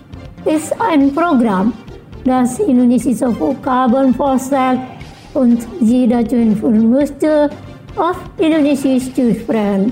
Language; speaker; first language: German; non-native, fluent; Indonesian